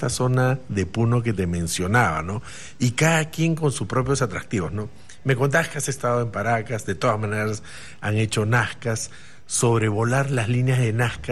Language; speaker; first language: Spanish; native; Spanish